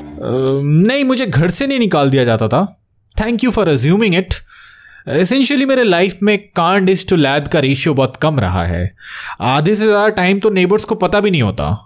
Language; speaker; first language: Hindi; non-native, local second language; Bangla